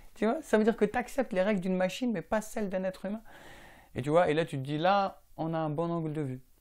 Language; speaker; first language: French; non-native, local second language; Arabic